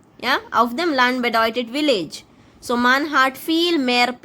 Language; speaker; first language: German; non-native, fluent; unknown